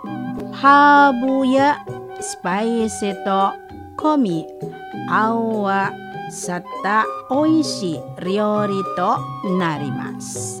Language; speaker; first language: Japanese; non-native, fluent; Indonesian